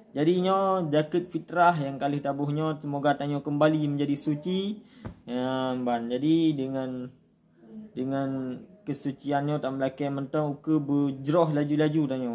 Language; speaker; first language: Malay; non-native, local second language; Achinese